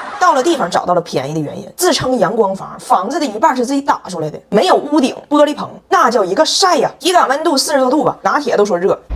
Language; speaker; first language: Chinese; native; Chinese